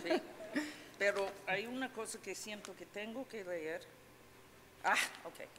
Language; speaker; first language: Spanish; non-native, fluent; English